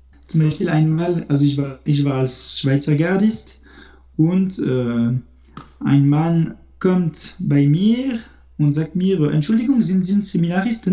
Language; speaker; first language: German; non-native, fluent; French